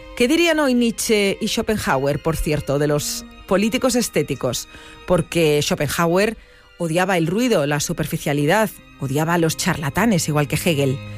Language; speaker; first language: Spanish; native; Spanish